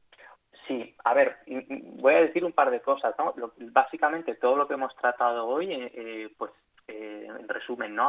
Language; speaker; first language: Spanish; native; Spanish